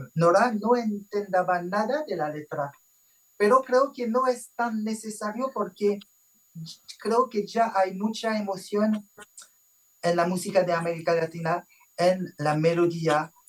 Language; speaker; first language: Spanish; non-native, fluent; French